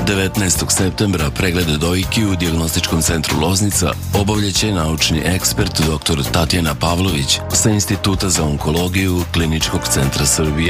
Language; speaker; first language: Serbian; native; Serbian